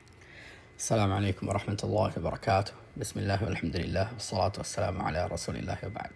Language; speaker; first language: Arabic; non-native, fluent; Tamil